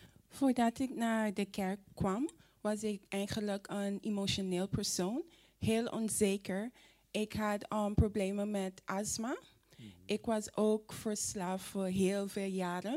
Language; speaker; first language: Dutch; non-native, fluent; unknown